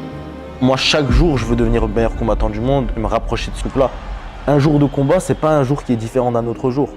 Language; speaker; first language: French; early bilingual, other home language; Chechen